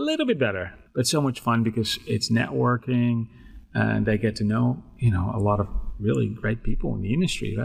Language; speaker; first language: English; non-native, fluent; Dutch